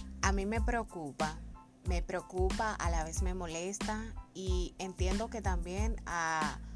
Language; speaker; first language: Spanish; native; Spanish